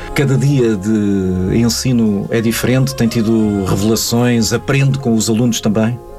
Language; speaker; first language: Portuguese; native; Portuguese